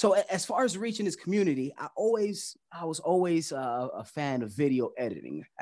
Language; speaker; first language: English; early bilingual, other home language; Haitian Creole